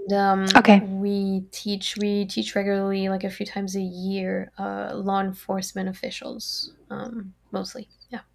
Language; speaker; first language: English; non-native, fluent; French